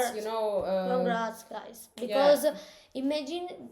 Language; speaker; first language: English; non-native, learner; Italian